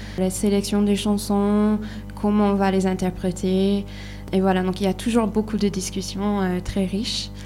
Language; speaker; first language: French; non-native, fluent; English